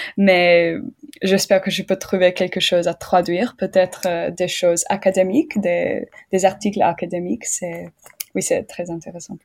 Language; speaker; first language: French; non-native, learner; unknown